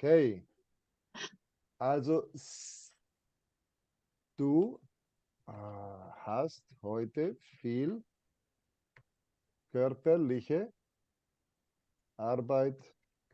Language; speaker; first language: German; non-native, fluent; English